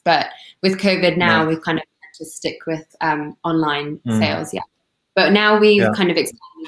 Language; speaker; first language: English; non-native, local second language; Cantonese